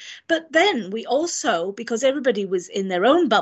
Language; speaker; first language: English; native; English